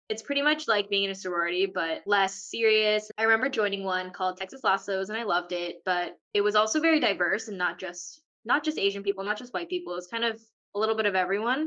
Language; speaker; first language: English; early bilingual, other home language; Korean